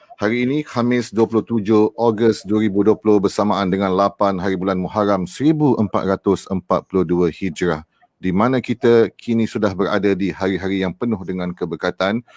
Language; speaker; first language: Malay; native; Malay